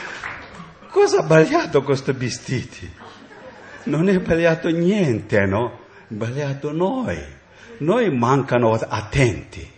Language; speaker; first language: Italian; non-native, learner; Tibetan